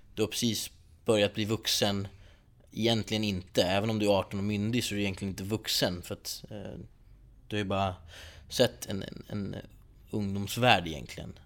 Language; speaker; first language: Swedish; early bilingual, other home language; Persian